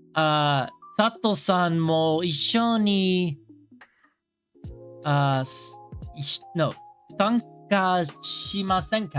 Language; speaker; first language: Japanese; non-native, learner; English